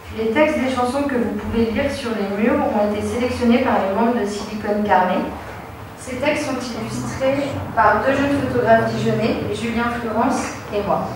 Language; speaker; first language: French; native; French